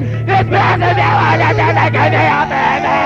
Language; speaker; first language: Portuguese; native; Portuguese